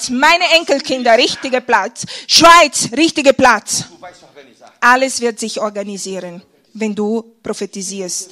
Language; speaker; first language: German; non-native, fluent; Portuguese